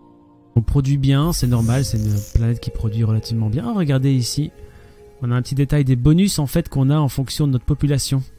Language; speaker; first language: French; native; French